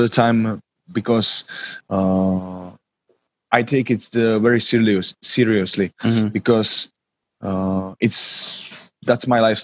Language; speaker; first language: English; non-native, learner; Czech